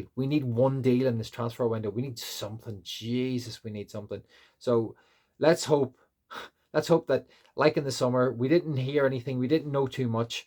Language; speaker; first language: English; native; English